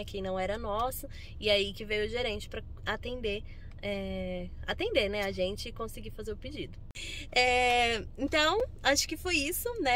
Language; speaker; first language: Portuguese; native; Portuguese